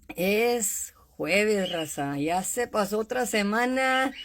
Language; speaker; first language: Spanish; early bilingual, heritage; Spanish